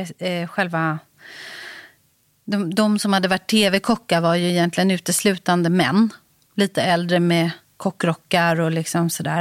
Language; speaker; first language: Swedish; native; Swedish